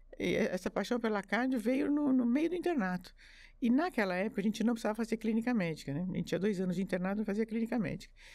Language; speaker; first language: Portuguese; early bilingual, other home language; French